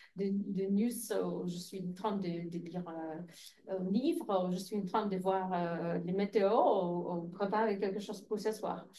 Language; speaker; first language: French; non-native, fluent; Polish